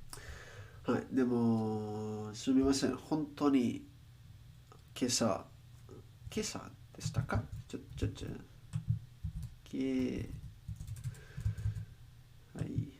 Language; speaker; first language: Japanese; non-native, learner; Spanish